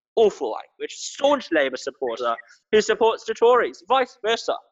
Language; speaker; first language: English; non-native, local second language; Cantonese